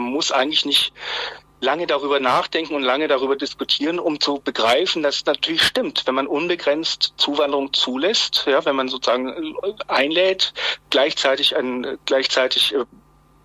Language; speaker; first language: German; native; German